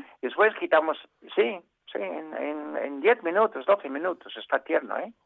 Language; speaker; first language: Spanish; non-native, fluent; English